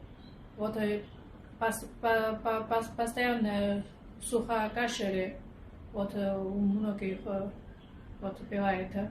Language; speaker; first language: Russian; non-native, learner; Chinese